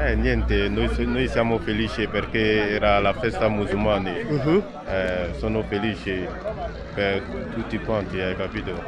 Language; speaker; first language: Italian; non-native, learner; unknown